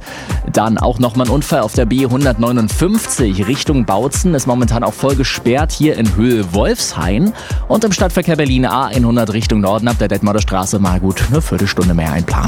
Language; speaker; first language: German; native; German